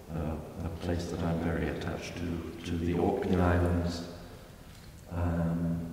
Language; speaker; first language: English; native; English